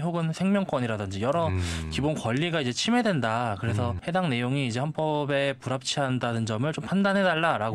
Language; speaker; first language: Korean; native; Korean